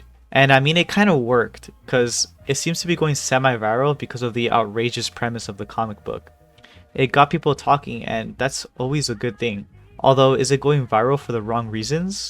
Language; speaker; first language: English; native; English